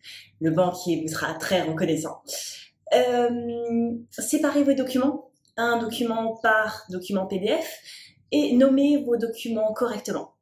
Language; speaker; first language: French; native; French